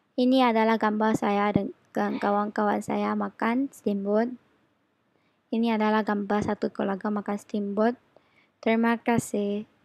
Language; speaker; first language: Malay; non-native, local second language; Chinese